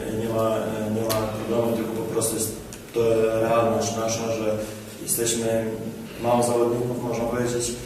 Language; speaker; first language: Polish; non-native, fluent; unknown